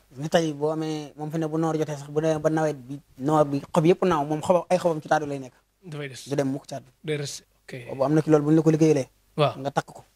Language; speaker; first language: Wolof; native; Wolof